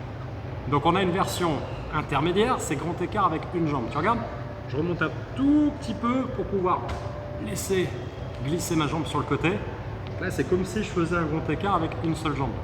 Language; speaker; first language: French; native; French